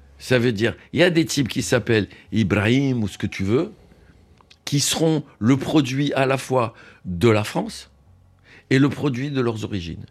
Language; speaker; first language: French; native; French